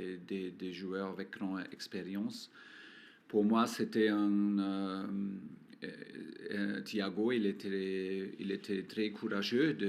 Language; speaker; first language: French; non-native, learner; German